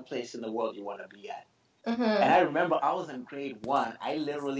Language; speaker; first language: English; non-native, local second language; Shona